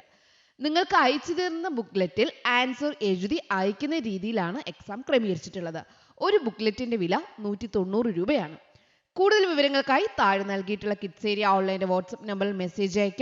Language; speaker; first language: Malayalam; native; Malayalam